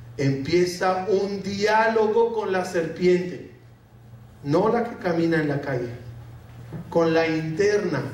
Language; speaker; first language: Spanish; non-native, fluent; Arabic